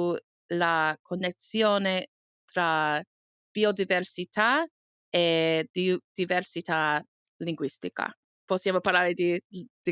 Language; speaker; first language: Italian; non-native, learner; English